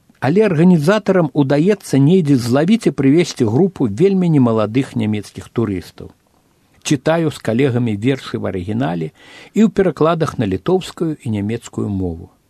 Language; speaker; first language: Belarusian; native; Belarusian